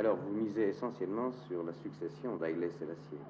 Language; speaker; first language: French; native; French